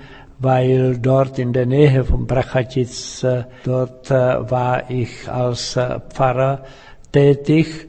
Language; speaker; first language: German; non-native, fluent; Czech